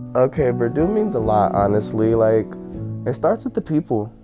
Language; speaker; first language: English; native; English